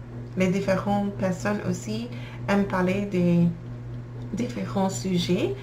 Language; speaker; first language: French; non-native, learner; English